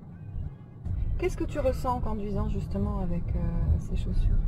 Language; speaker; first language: French; native; French